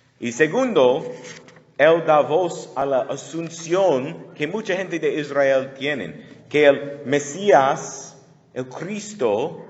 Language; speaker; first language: Spanish; non-native, learner; English